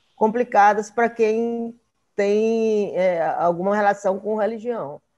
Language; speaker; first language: Portuguese; native; Portuguese